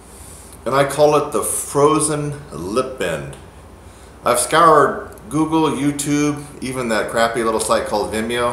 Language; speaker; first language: English; native; English